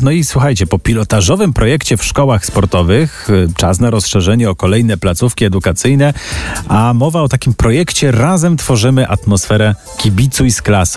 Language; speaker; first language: Polish; native; Polish